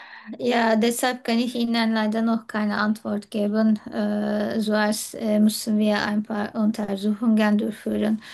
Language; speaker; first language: German; non-native, learner; Turkish